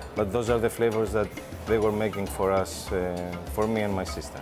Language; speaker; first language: English; non-native, fluent; Greek